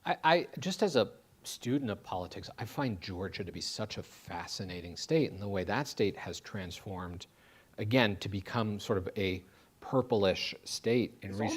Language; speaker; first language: English; native; English